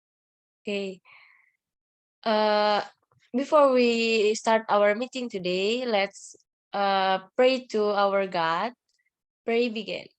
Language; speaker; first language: English; non-native, learner; Indonesian